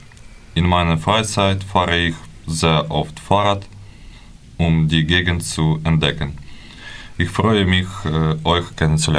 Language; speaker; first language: German; non-native, fluent; Ukrainian